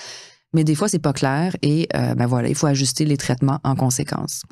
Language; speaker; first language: French; native; French